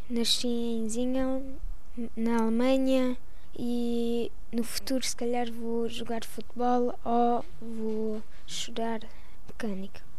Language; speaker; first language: Portuguese; early bilingual, heritage; Portuguese